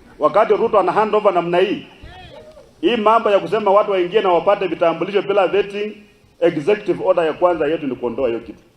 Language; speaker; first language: Swahili; non-native, local second language; Luyia